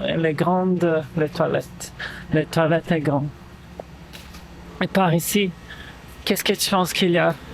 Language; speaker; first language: French; non-native, fluent; Portuguese